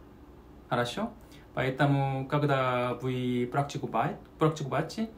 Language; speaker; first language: Russian; non-native, learner; Korean